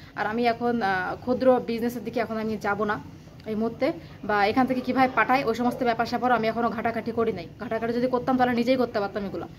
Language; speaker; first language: Bangla; native; Bangla